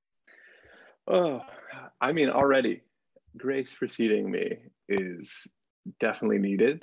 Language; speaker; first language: English; native; English